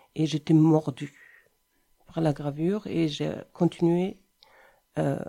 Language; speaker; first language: French; non-native, fluent; German